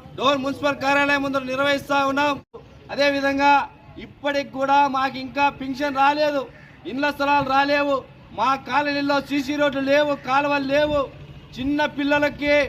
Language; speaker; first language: Telugu; native; Telugu